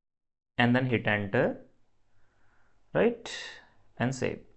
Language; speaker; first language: English; non-native, local second language; Hindi